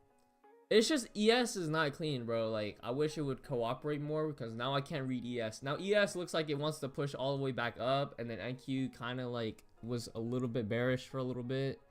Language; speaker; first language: English; native; English